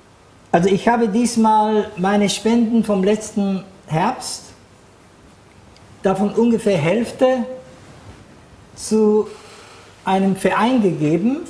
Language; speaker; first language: German; non-native, fluent; Japanese